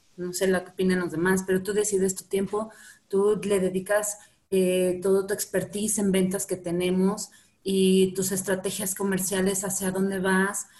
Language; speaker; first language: Spanish; native; Spanish